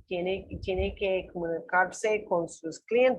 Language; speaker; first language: Spanish; non-native, learner; English